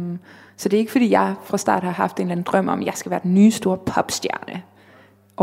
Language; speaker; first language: Danish; native; Danish